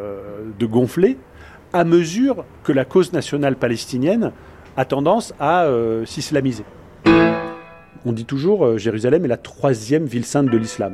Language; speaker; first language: French; native; French